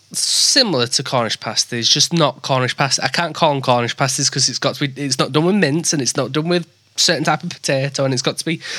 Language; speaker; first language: English; native; English